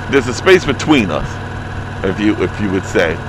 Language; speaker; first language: English; native; English